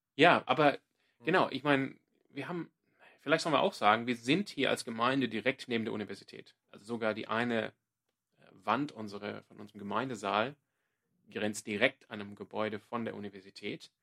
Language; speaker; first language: German; non-native, fluent; English